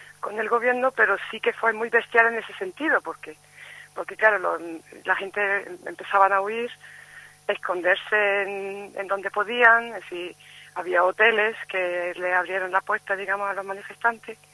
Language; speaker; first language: Spanish; non-native, fluent; Turkish